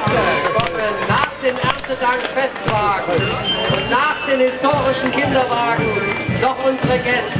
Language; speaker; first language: German; native; German